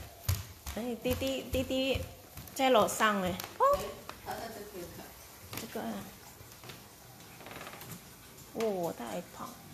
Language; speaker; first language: Chinese; non-native, fluent; Indonesian